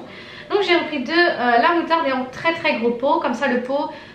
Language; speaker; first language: French; native; French